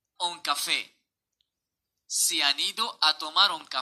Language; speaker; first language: Spanish; non-native, fluent; Arabic